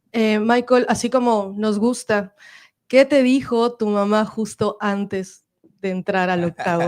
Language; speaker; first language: Spanish; native; Spanish